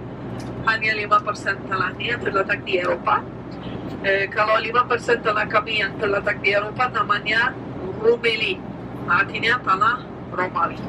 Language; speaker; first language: Indonesian; non-native, fluent; Turkish